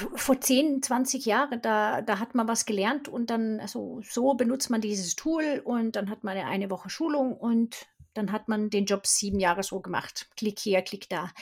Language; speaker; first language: German; non-native, fluent; Swedish